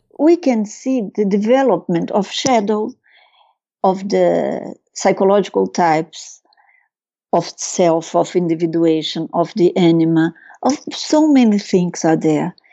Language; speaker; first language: English; non-native, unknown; Portuguese